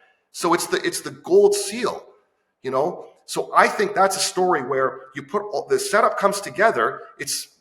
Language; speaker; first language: English; native; English